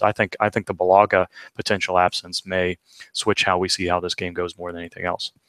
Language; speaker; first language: English; native; English